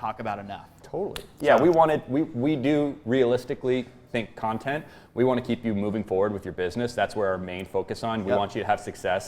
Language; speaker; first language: English; native; English